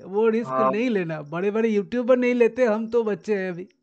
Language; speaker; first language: Hindi; non-native, local second language; Bangla